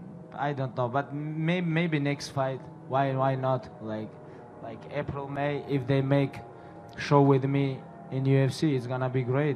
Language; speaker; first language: English; non-native, fluent; Russian